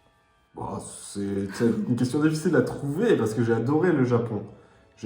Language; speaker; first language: French; native; French